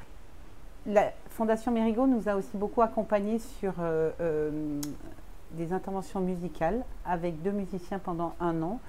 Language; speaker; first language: French; native; French